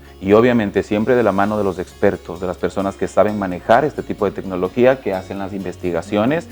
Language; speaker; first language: Spanish; native; Spanish